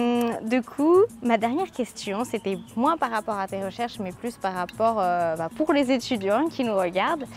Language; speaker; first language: French; native; French